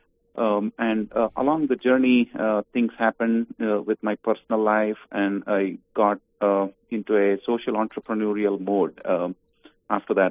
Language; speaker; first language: English; non-native, local second language; Kannada